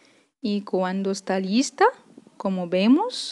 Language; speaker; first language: Spanish; non-native, fluent; Arabic